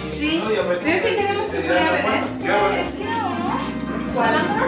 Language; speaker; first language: Spanish; non-native, learner; German